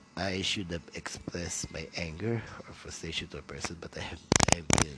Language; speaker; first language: English; non-native, local second language; Filipino